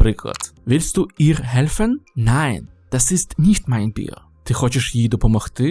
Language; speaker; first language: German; non-native, fluent; Ukrainian